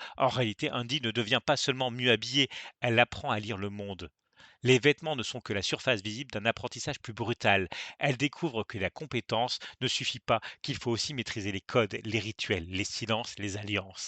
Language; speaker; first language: French; native; French